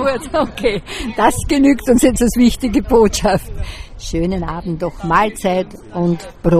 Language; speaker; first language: German; native; German